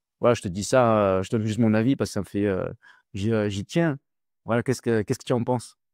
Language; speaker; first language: French; native; French